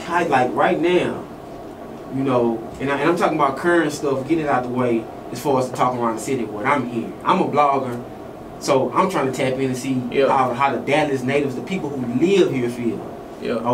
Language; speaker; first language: English; native; English